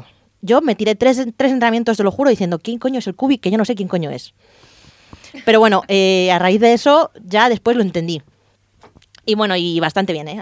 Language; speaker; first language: Spanish; native; Spanish